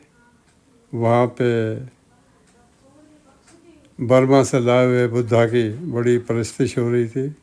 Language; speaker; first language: Urdu; native; Urdu